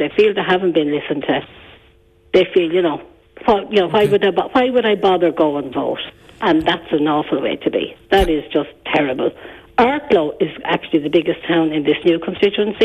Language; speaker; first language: English; native; English